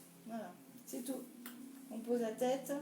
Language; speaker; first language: French; native; French